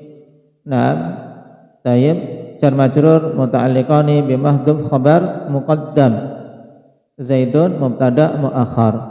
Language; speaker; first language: Arabic; non-native, fluent; Indonesian